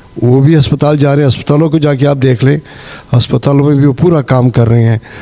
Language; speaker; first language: Urdu; non-native, local second language; Pashto